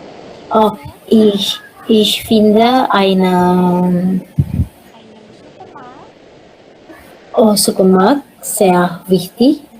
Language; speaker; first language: German; non-native, learner; Indonesian